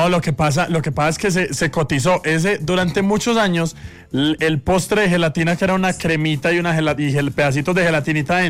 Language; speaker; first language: Spanish; native; Spanish